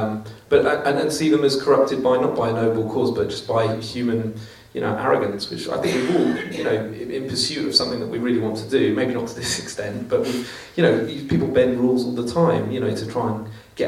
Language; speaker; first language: English; native; English